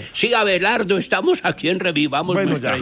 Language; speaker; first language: Spanish; native; Spanish